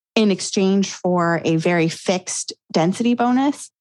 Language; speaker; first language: English; native; English